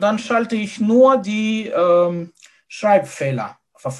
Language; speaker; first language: German; non-native, fluent; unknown